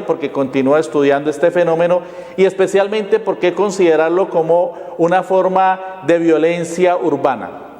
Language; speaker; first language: Spanish; native; Spanish